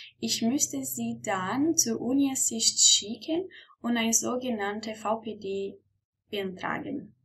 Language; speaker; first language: German; non-native, fluent; Portuguese